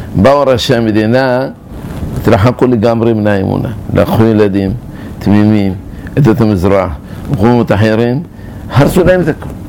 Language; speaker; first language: Hebrew; early bilingual, other home language; Arabic